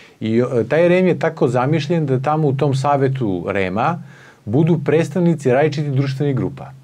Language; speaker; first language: Serbian; native; Serbian